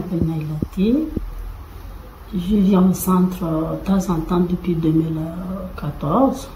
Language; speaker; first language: French; non-native, learner; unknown